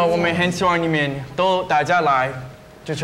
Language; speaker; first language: Chinese; non-native, learner; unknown